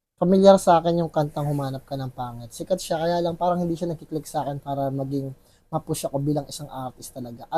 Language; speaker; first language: Filipino; non-native, local second language; Waray